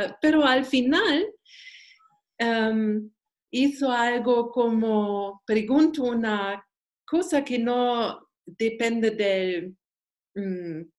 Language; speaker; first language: Spanish; non-native, learner; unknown